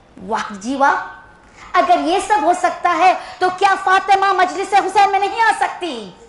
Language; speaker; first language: Urdu; early bilingual, heritage; Urdu